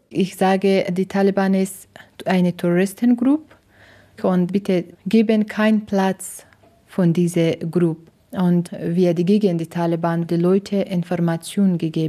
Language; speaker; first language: German; non-native, learner; Persian